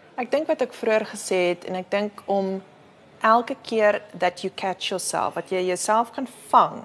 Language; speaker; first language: Afrikaans; native; Afrikaans